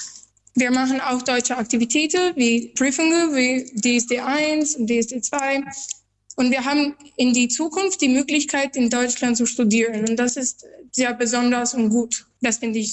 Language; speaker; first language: German; non-native, learner; Albanian